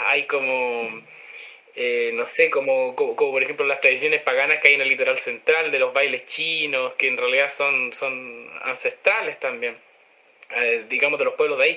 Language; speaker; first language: Spanish; native; Spanish